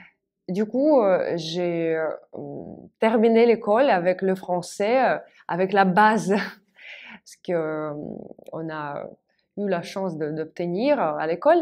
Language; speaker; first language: French; non-native, fluent; Russian